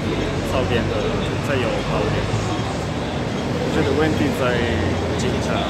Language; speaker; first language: Chinese; non-native, learner; Italian